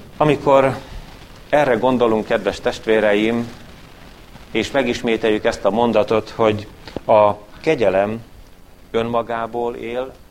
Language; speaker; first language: Hungarian; native; Hungarian